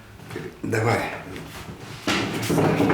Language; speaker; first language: Russian; native; Russian